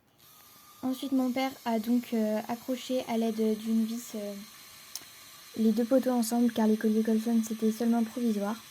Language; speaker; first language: French; native; French